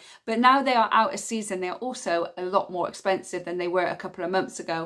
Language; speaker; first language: English; native; English